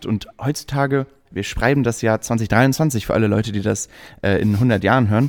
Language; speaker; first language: German; native; German